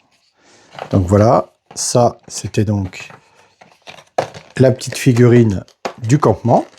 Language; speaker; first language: French; native; French